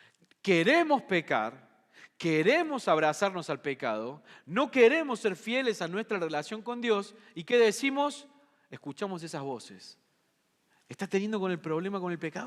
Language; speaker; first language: Spanish; native; Spanish